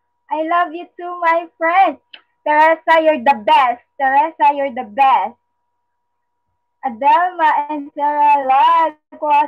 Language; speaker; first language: English; non-native, local second language; Filipino